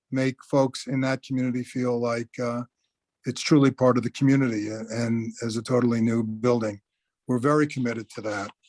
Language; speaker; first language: English; native; English